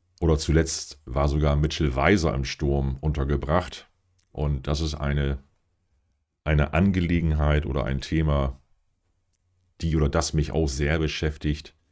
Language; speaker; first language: German; native; German